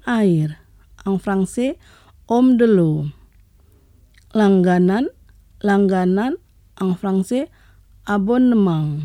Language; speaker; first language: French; non-native, fluent; Indonesian